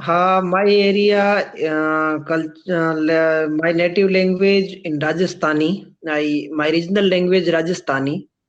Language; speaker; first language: English; non-native, learner; Rajasthani